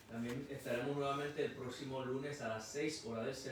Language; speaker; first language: Spanish; native; Spanish